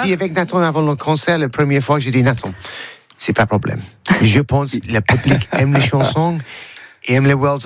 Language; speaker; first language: French; non-native, learner; English